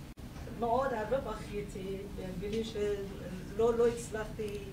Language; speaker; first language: Hebrew; non-native, learner; Persian